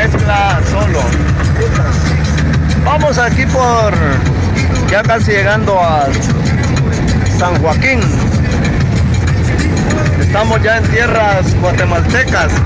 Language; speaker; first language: Spanish; native; Spanish